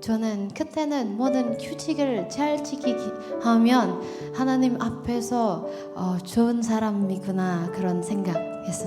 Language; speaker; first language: Korean; non-native, learner; Indonesian